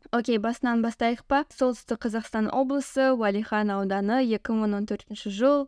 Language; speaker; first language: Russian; non-native, local second language; Kazakh